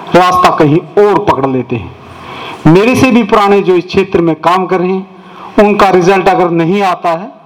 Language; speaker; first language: Hindi; native; Hindi